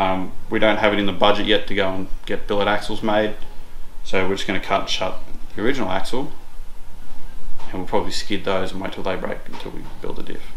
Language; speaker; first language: English; native; English